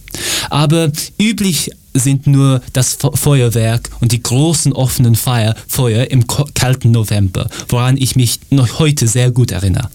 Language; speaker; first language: German; non-native, fluent; English